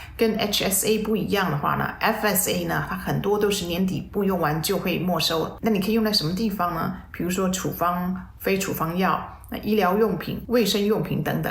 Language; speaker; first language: Chinese; native; Chinese